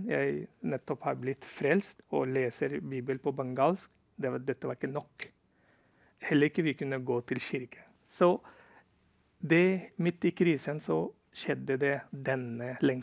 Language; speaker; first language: Norwegian; non-native, fluent; Rohingya